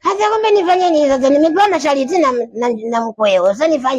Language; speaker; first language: Swahili; native; Swahili